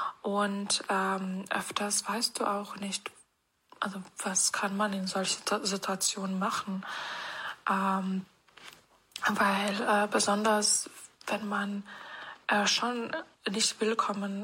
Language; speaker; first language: German; non-native, fluent; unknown